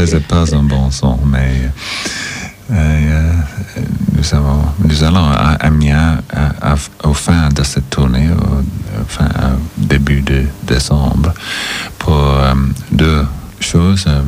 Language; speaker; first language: French; non-native, learner; English